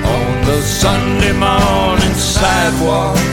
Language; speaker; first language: English; early bilingual, other home language; Spanish